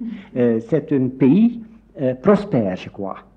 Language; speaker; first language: French; non-native, fluent; Dutch